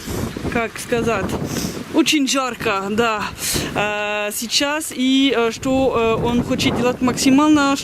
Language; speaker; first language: Russian; non-native, fluent; French